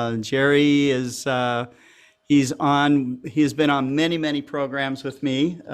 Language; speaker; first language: English; native; English